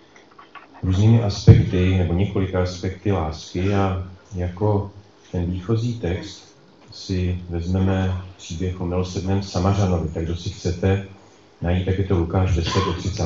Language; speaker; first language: Czech; native; Czech